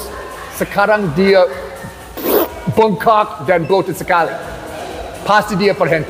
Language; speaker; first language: Indonesian; non-native, learner; English